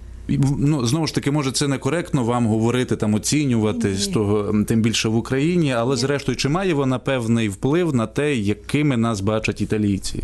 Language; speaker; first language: Ukrainian; native; Ukrainian